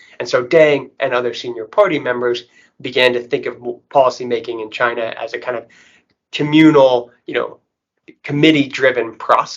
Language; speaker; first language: English; native; English